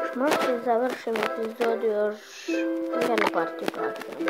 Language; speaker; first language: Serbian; early bilingual, heritage; Serbian